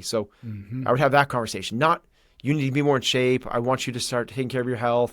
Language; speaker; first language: English; native; English